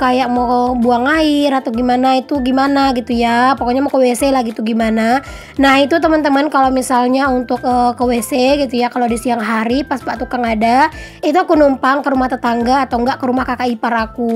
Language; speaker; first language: Indonesian; native; Indonesian